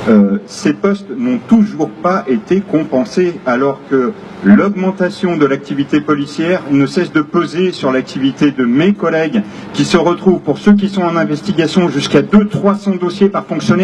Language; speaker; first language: French; native; French